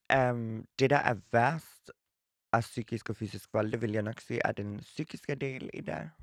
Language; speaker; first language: Danish; early bilingual, other home language; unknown